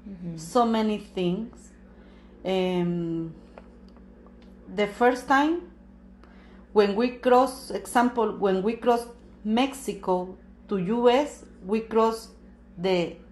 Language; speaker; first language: English; non-native, learner; Spanish